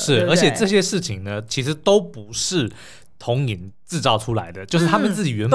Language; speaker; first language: Chinese; native; Chinese